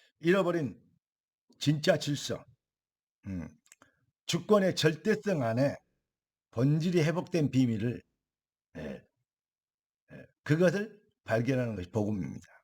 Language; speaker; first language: Korean; native; Korean